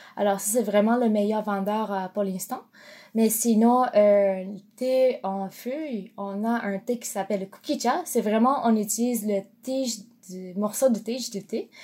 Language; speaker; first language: French; non-native, fluent; Japanese